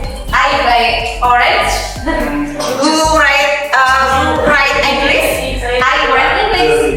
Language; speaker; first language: English; non-native, learner; Indonesian